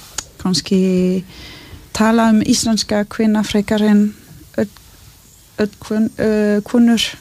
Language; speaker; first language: Icelandic; non-native, learner; French